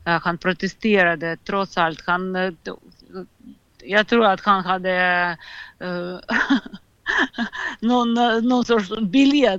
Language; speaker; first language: Swedish; non-native, fluent; Russian